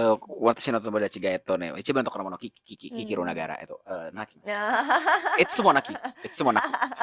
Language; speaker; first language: Japanese; non-native, learner; Indonesian